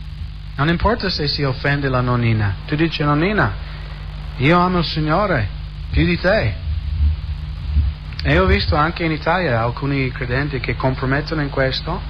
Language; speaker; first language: Italian; non-native, fluent; English